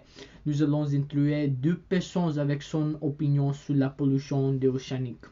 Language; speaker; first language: French; non-native, learner; English